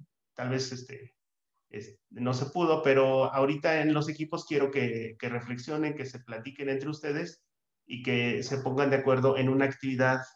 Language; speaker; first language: Spanish; native; Spanish